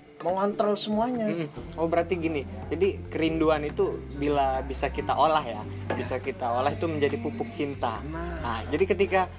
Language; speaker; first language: Indonesian; native; Indonesian